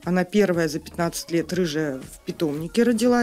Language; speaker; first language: Russian; native; Russian